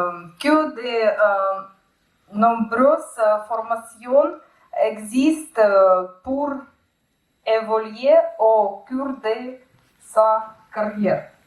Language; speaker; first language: French; non-native, learner; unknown